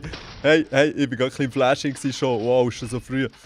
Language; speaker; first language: German; native; German